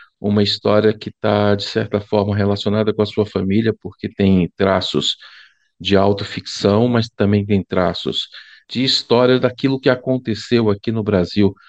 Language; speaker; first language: Portuguese; native; Portuguese